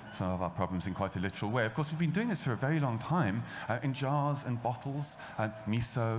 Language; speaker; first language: English; native; English